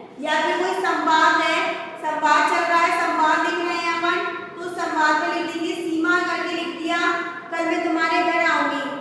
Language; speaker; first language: Hindi; native; Hindi